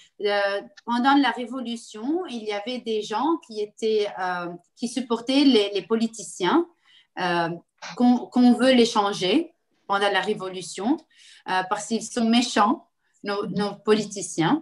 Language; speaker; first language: French; non-native, local second language; Arabic